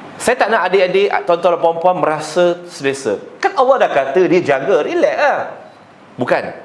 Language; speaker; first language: Malay; non-native, local second language; Chinese